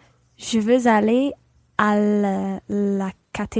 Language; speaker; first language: French; non-native, learner; English